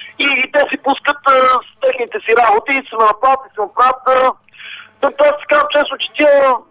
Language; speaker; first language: Bulgarian; non-native, local second language; Romany